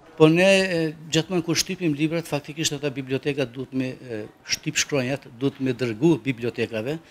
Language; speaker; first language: Albanian; non-native, local second language; Romany